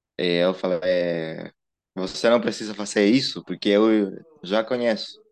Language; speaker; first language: Portuguese; non-native, fluent; Spanish